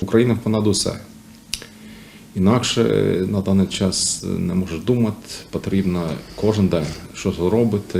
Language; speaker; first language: Ukrainian; non-native, learner; Lithuanian